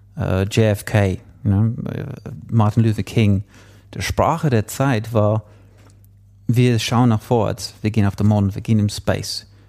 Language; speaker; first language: German; non-native, fluent; English